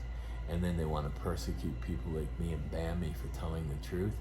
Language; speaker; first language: English; native; English